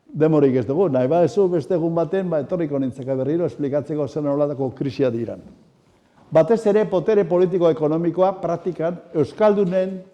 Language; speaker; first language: Basque; native; Basque